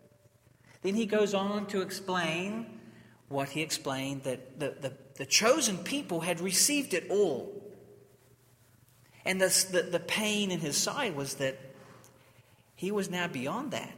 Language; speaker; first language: English; native; English